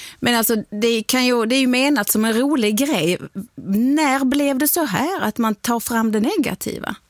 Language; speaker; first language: Swedish; native; Swedish